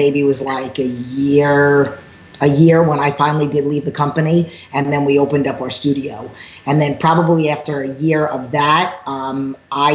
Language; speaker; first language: English; native; English